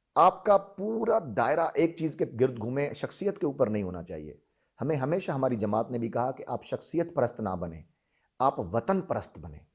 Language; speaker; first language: Urdu; non-native, local second language; Sindhi